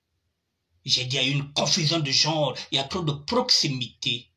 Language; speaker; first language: French; non-native, local second language; Lingala